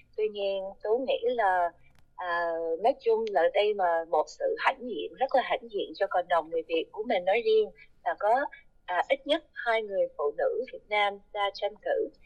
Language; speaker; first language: Vietnamese; early bilingual, heritage; Vietnamese